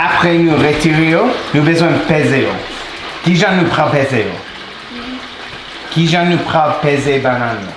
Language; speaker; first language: Haitian Creole; non-native, learner; English